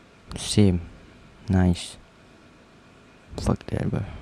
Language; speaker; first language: English; non-native, learner; Indonesian